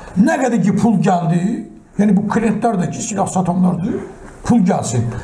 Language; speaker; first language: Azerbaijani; non-native, local second language; Talysh